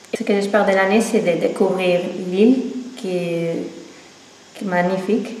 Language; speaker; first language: French; non-native, fluent; Spanish